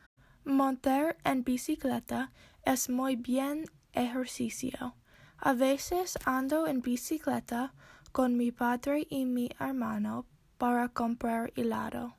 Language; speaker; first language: Spanish; non-native, learner; English